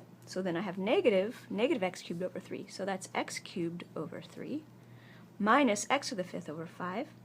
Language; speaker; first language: English; native; English